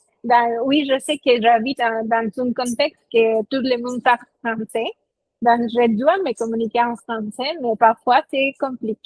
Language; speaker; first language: French; non-native, fluent; Spanish